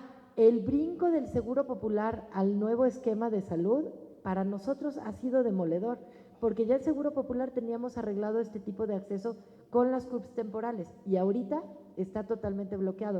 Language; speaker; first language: Spanish; native; Spanish